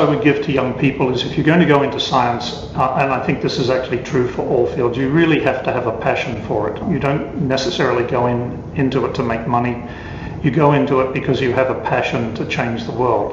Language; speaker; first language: English; native; English